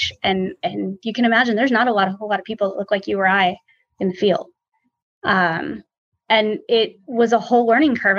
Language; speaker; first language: English; native; English